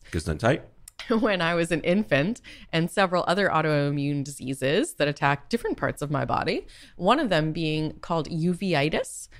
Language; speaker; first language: English; native; English